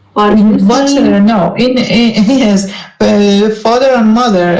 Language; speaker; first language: English; non-native, learner; Persian